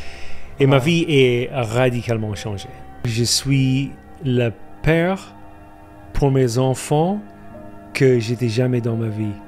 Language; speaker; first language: French; non-native, fluent; English